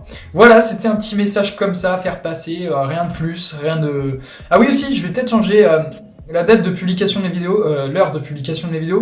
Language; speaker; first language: French; native; French